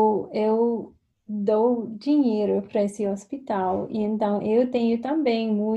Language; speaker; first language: Portuguese; non-native, fluent; English